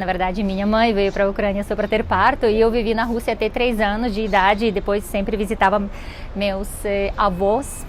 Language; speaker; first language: Portuguese; non-native, fluent; Russian